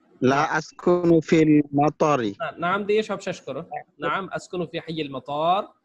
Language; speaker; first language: Arabic; non-native, fluent; Bangla